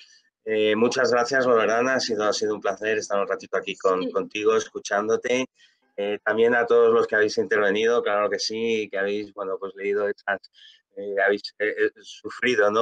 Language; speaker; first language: Spanish; native; Spanish